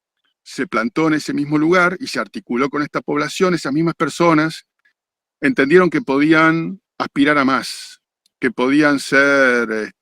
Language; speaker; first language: Spanish; native; Spanish